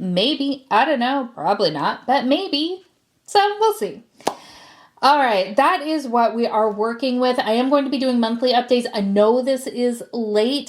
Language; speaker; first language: English; native; English